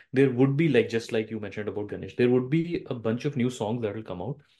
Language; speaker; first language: Hindi; non-native, local second language; Bangla